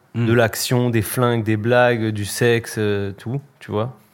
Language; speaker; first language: French; early bilingual, other home language; Spanish